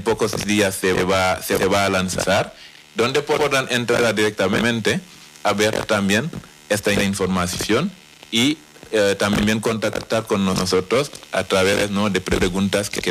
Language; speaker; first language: Spanish; non-native, fluent; Wolof